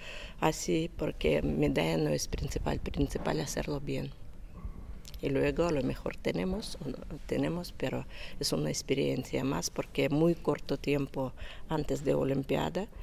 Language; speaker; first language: Spanish; non-native, learner; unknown